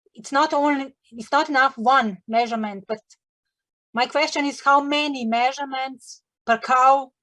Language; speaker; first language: English; non-native, learner; Slovenian